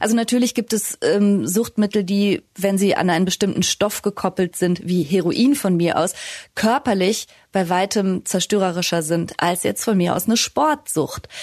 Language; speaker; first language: German; native; German